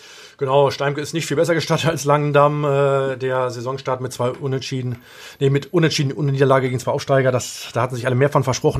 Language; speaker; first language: German; native; German